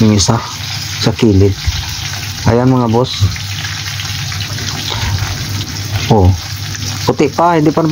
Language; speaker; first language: Filipino; non-native, local second language; Cebuano